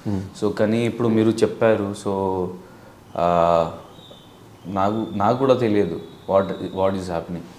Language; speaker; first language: Telugu; non-native, local second language; Hindi